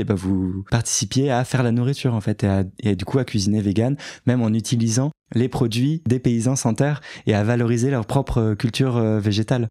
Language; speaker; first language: French; native; French